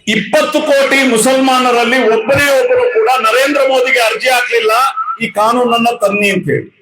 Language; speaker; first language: Kannada; non-native, local second language; Urdu